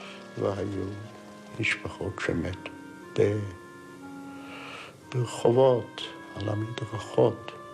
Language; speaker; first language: Hebrew; non-native, fluent; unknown